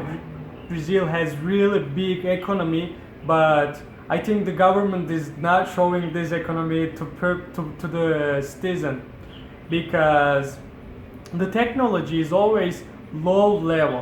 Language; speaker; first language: English; non-native, fluent; Turkish